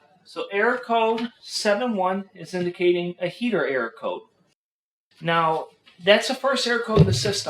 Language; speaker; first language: English; native; English